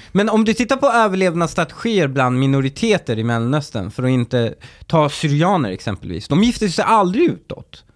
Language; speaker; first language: Swedish; early bilingual, other home language; Persian